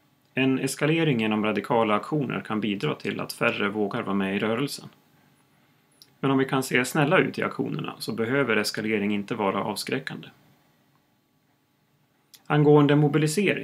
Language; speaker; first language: Swedish; native; Swedish